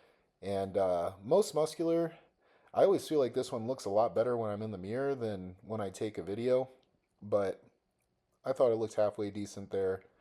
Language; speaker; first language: English; native; English